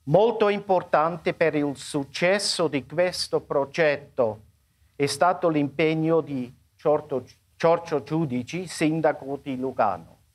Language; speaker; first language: Italian; non-native, local second language; German